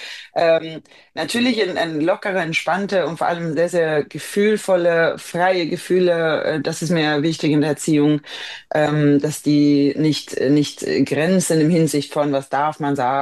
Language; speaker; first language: German; non-native, fluent; Swedish